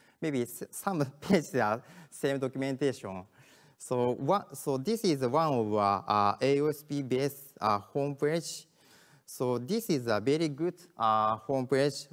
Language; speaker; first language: English; non-native, learner; Japanese